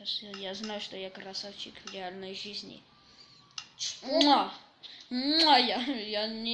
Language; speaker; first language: Russian; early bilingual, heritage; Russian